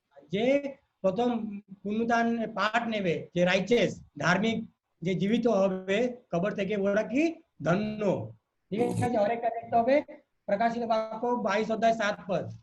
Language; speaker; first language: Bangla; non-native, learner; Hindi